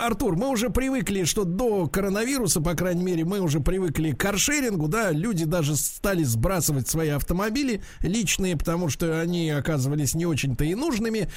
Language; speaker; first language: Russian; native; Russian